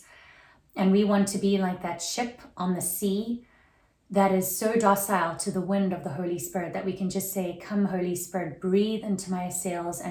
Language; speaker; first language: English; native; English